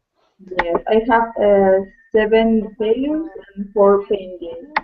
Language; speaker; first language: English; non-native, learner; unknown